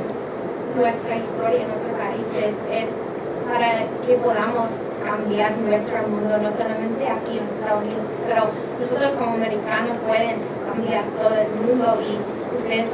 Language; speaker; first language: Spanish; non-native, learner; English